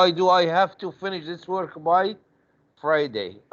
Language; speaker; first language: English; non-native, fluent; Arabic